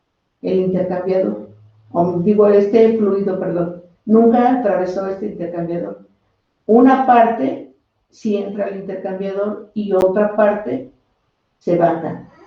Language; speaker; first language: Spanish; native; Spanish